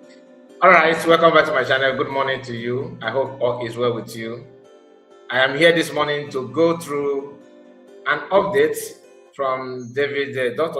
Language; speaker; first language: English; non-native, local second language; Igbo